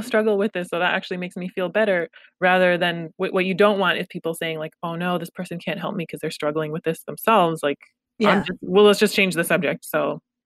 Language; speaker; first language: English; early bilingual, other home language; Pashto